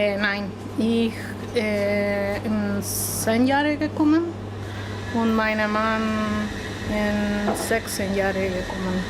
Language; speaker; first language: German; non-native, learner; Spanish